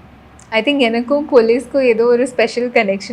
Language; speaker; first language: Tamil; non-native, fluent; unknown